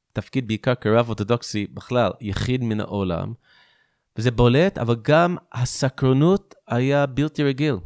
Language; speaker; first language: Hebrew; non-native, fluent; English